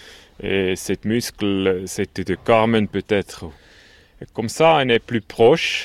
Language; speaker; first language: French; non-native, local second language; German